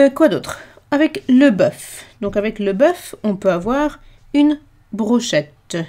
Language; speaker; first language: French; non-native, fluent; English